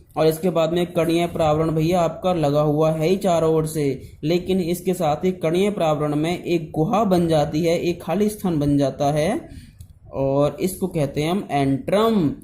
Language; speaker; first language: Hindi; native; Hindi